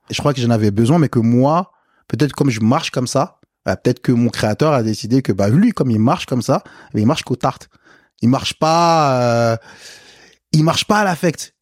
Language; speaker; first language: French; early bilingual, other home language; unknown